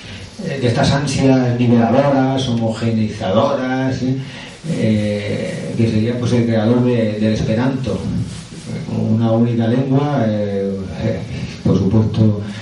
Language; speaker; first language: Spanish; native; Spanish